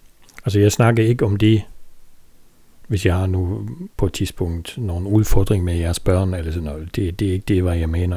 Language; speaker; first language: Danish; non-native, fluent; German